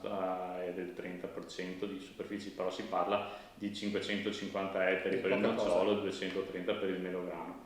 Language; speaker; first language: Italian; native; Italian